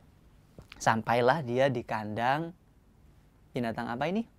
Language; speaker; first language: Indonesian; native; Indonesian